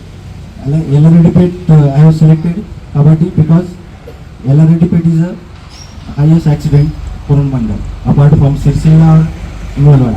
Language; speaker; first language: Telugu; non-native, learner; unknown